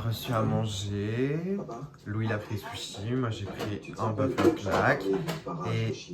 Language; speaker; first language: French; native; French